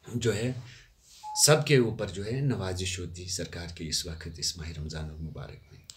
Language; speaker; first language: Hindi; non-native, local second language; Kashmiri